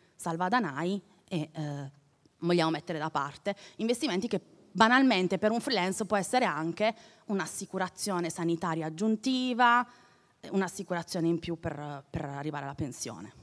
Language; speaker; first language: Italian; native; Italian